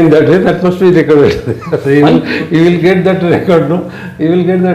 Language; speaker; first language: English; non-native, local second language; Odia